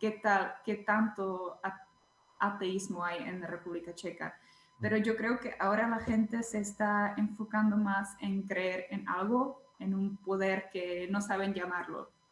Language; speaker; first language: Spanish; non-native, fluent; Czech